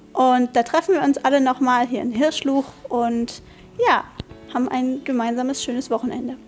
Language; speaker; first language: German; native; German